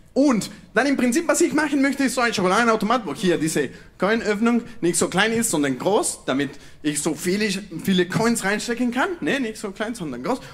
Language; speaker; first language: German; non-native, fluent; Spanish